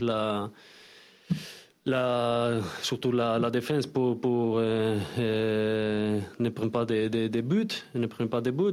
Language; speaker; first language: French; non-native, learner; Spanish